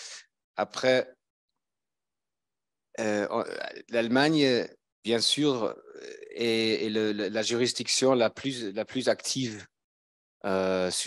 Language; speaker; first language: French; non-native, fluent; German